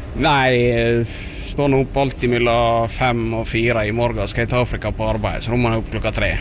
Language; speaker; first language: Norwegian; native; Norwegian